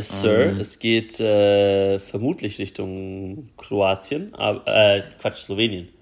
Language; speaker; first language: German; native; German